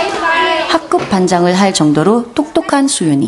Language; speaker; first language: Korean; native; Korean